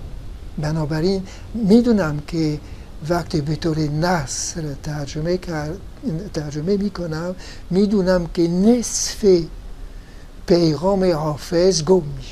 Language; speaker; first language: Persian; non-native, fluent; French